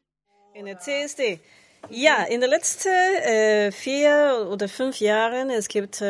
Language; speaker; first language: German; non-native, learner; Spanish